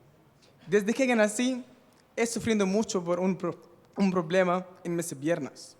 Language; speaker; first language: Spanish; non-native, fluent; Arabic